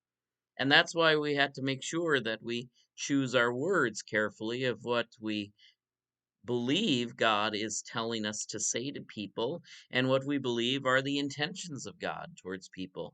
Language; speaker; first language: English; native; English